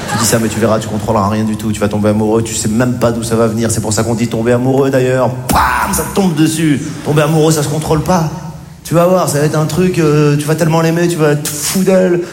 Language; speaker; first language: French; native; French